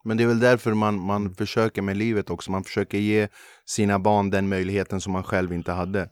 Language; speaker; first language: Swedish; early bilingual, other home language; Kurdish